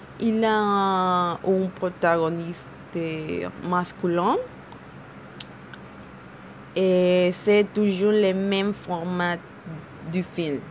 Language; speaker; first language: French; non-native, learner; Spanish